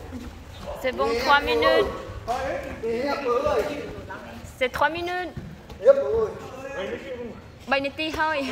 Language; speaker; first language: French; non-native, learner; Khmer